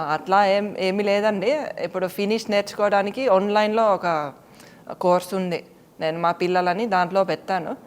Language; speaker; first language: Telugu; non-native, fluent; Finnish